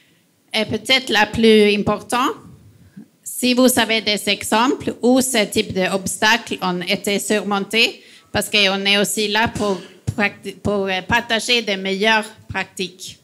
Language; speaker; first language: French; non-native, fluent; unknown